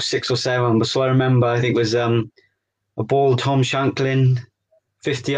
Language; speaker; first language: English; native; English